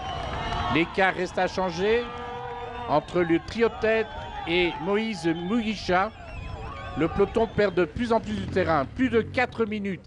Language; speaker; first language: French; native; French